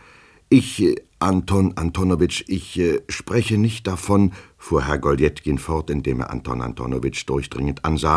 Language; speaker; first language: German; native; German